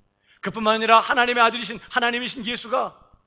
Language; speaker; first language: Korean; native; Korean